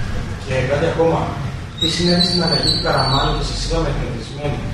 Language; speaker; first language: Greek; native; Greek